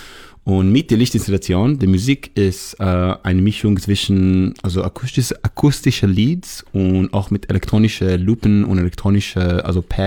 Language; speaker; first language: German; non-native, fluent; Hebrew